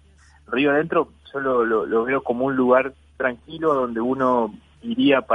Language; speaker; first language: Spanish; native; Spanish